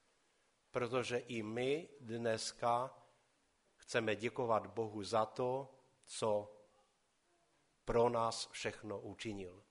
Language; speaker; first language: Czech; non-native, local second language; Polish